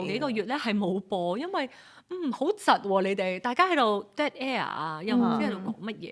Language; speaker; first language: Cantonese; native; Cantonese